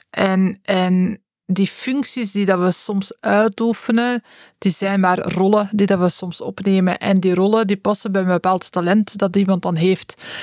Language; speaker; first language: Dutch; native; Dutch